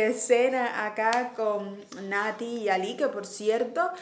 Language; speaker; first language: Spanish; native; Spanish